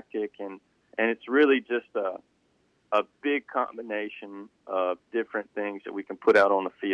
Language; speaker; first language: English; native; English